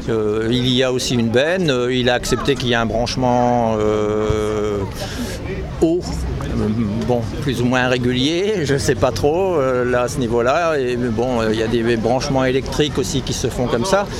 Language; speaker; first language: French; native; French